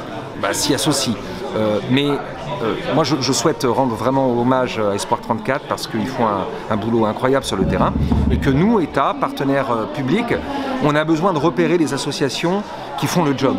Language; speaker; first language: French; native; French